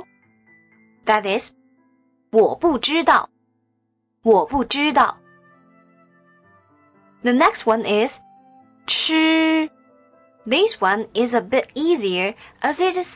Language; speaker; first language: English; non-native, fluent; Chinese